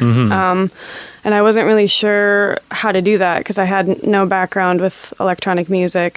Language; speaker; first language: English; native; English